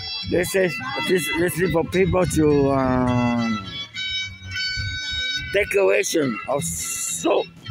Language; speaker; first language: English; non-native, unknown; Spanish